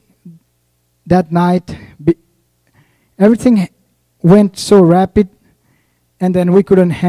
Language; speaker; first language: English; non-native, local second language; Nepali